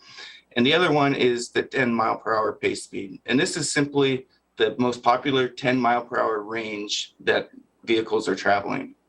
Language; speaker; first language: English; native; English